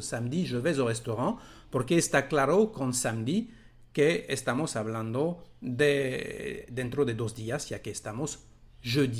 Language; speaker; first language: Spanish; non-native, fluent; French